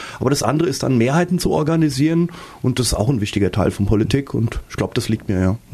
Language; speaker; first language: German; native; German